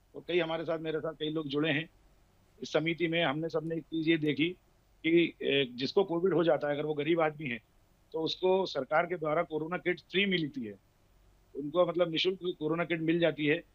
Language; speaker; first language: Hindi; native; Hindi